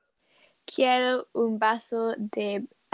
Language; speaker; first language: Spanish; non-native, learner; English